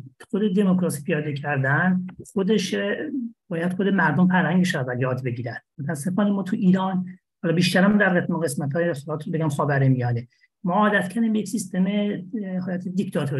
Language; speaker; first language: Persian; native; Persian